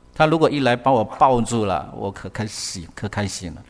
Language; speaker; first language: Chinese; early bilingual, other home language; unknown